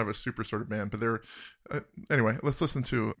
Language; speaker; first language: English; native; English